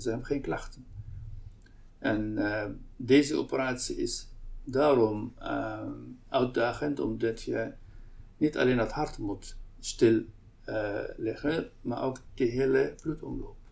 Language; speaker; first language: Dutch; non-native, local second language; Arabic